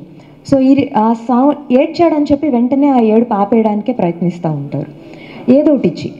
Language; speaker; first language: Telugu; native; Telugu